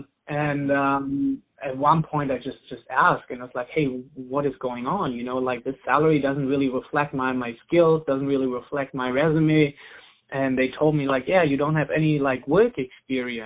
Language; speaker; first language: English; non-native, fluent; German